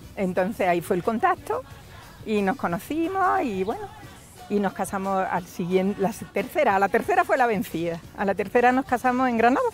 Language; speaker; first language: Spanish; native; Spanish